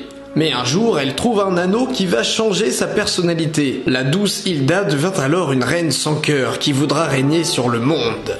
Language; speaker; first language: French; native; French